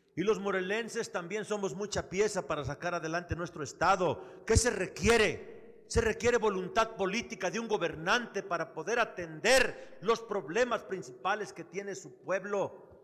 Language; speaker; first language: Spanish; native; Spanish